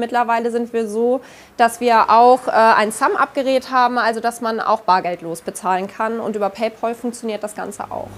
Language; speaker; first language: German; native; German